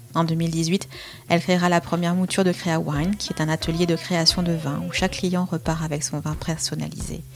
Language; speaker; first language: French; native; French